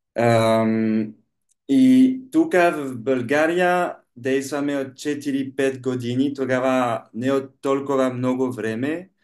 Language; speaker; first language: Bulgarian; non-native, learner; French